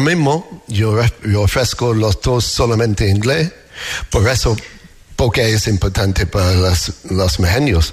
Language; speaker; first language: Spanish; non-native, learner; English